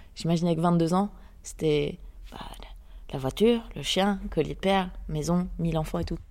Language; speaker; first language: French; native; French